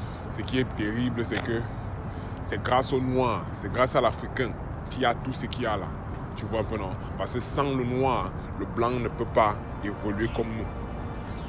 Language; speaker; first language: French; native; French